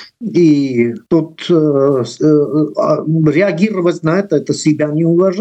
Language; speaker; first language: Russian; non-native, local second language; Armenian